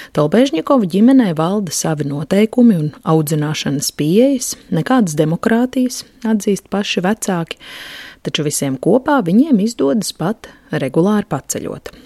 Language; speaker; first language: Latvian; native; Latvian